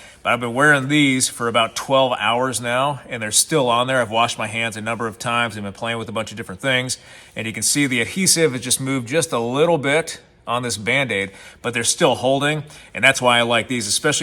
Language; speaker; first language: English; native; English